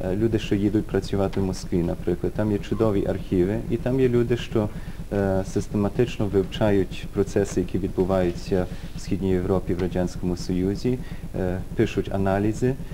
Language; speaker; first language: Ukrainian; early bilingual, heritage; Ukrainian